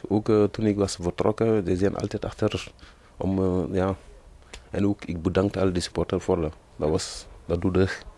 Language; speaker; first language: Dutch; non-native, learner; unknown